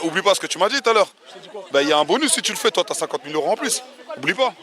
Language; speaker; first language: French; native; French